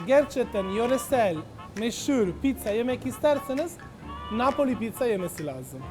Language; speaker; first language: Turkish; non-native, fluent; Italian